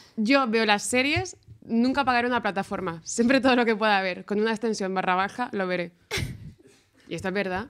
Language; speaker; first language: Spanish; native; Spanish